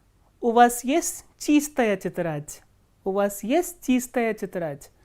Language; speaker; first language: Russian; non-native, fluent; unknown